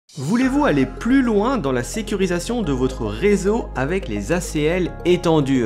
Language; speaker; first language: French; native; French